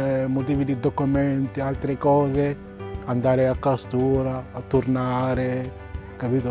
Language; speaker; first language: Italian; non-native, learner; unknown